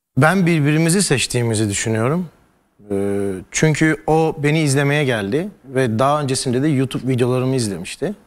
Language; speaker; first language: Turkish; native; Turkish